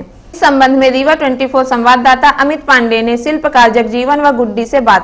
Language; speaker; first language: Hindi; native; Hindi